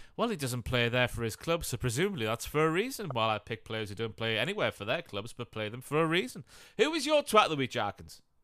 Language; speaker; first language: English; native; English